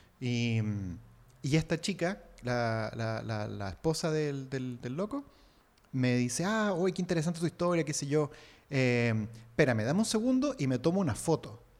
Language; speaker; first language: Spanish; native; Spanish